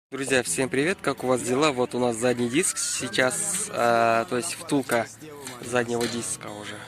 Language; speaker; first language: Russian; non-native, local second language; Kazakh